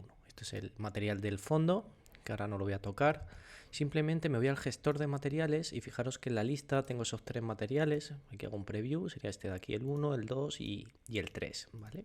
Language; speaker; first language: Spanish; native; Spanish